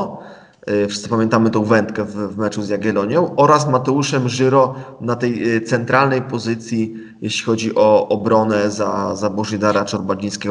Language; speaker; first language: Polish; native; Polish